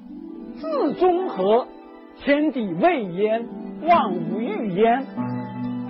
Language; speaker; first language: Chinese; native; Chinese